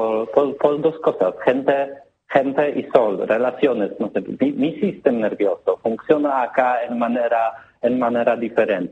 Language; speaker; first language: Spanish; non-native, learner; Polish